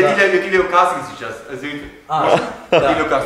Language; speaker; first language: Russian; non-native, learner; German